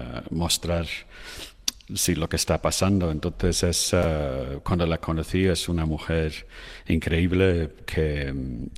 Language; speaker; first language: Spanish; non-native, fluent; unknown